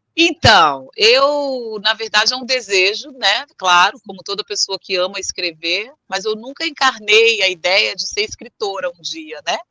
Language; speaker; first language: Portuguese; native; Portuguese